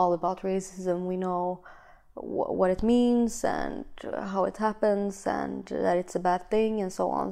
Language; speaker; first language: English; non-native, fluent; Swedish